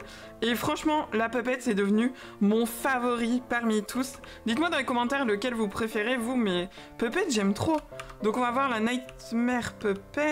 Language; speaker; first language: French; native; French